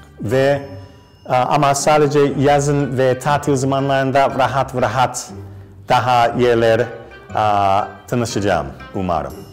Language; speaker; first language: Turkish; non-native, learner; English